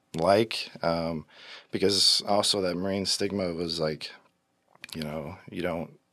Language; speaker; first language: English; native; English